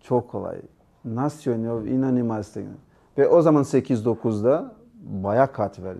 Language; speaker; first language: Turkish; non-native, learner; Portuguese